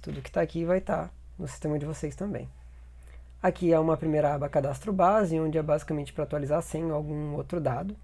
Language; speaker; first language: Portuguese; native; Portuguese